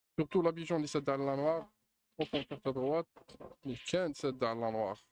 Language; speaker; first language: French; non-native, local second language; Arabic